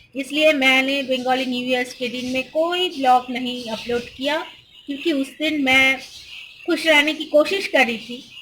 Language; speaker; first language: Hindi; non-native, local second language; Bangla